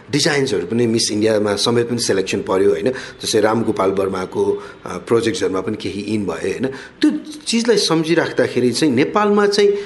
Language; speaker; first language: Nepali; native; Nepali